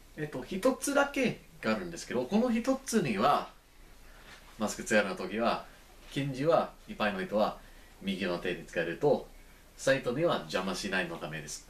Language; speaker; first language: Japanese; non-native, learner; English